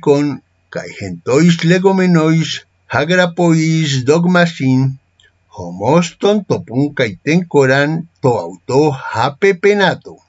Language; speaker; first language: Greek; non-native, fluent; Spanish